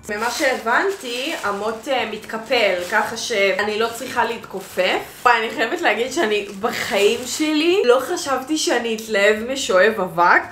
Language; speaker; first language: Hebrew; native; Hebrew